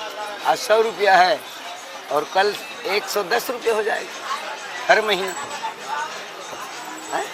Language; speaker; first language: Hindi; native; Hindi